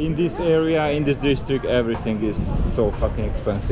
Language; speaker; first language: English; non-native, fluent; Hungarian